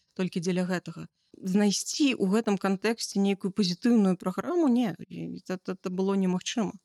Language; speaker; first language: Belarusian; native; Belarusian